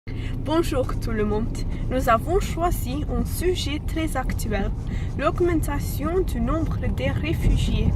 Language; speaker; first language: French; non-native, learner; Dutch